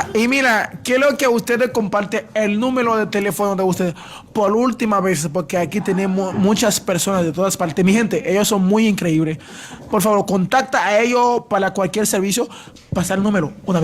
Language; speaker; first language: Spanish; non-native, learner; Haitian Creole